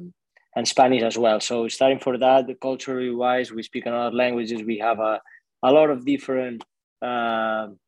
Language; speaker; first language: English; non-native, fluent; Spanish